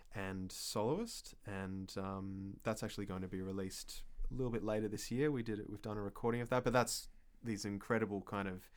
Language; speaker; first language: English; native; English